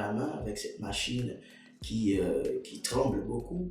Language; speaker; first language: French; non-native, local second language; Haitian Creole